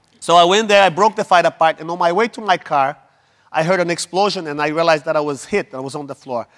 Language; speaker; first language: English; non-native, fluent; Portuguese